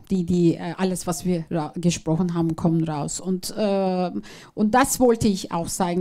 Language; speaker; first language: German; non-native, fluent; Turkish